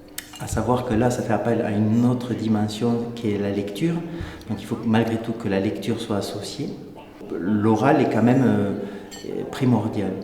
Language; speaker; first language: French; native; French